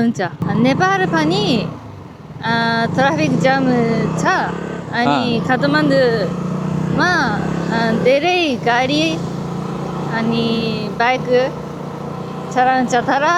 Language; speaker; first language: Nepali; non-native, learner; Japanese